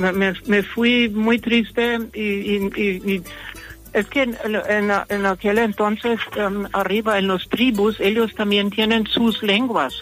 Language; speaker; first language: Spanish; non-native, fluent; German